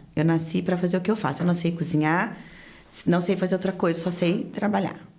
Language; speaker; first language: Portuguese; native; Portuguese